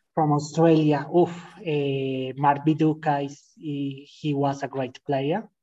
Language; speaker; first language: English; non-native, fluent; Spanish